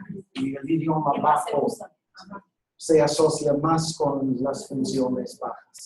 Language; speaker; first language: Spanish; non-native, fluent; English